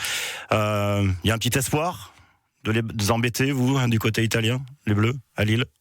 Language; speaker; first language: French; native; French